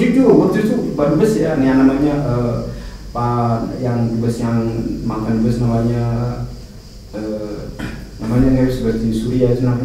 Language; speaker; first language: Indonesian; non-native, fluent; Arabic